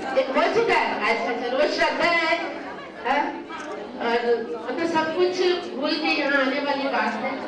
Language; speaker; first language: Hindi; native; Hindi